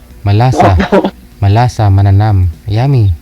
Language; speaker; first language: Filipino; native; Filipino